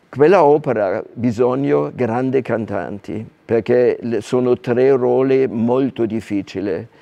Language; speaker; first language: Italian; non-native, fluent; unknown